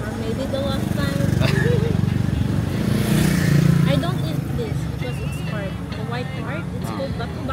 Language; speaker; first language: English; non-native, local second language; Cebuano